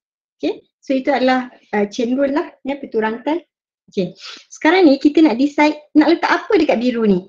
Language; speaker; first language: Malay; native; Malay